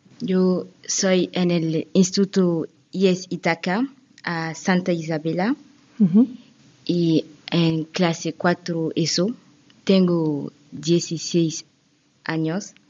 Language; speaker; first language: Spanish; non-native, learner; French